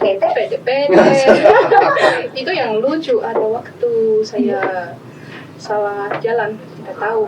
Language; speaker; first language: Indonesian; non-native, learner; Malagasy